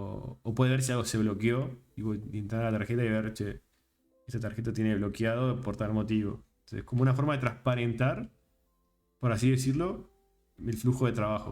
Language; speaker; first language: Spanish; native; Spanish